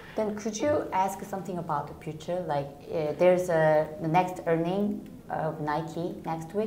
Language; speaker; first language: English; non-native, fluent; Korean